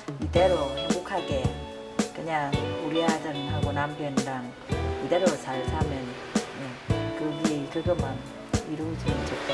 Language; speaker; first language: Korean; non-native, learner; Vietnamese